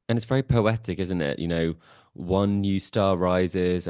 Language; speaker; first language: English; native; English